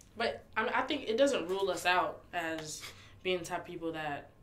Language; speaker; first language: English; early bilingual, other home language; Haitian Creole